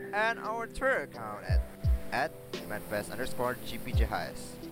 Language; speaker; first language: English; non-native, learner; Indonesian